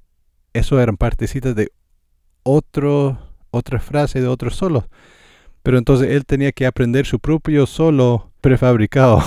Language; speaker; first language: Spanish; non-native, fluent; English